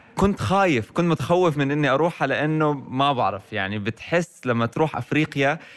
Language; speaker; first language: Arabic; native; Arabic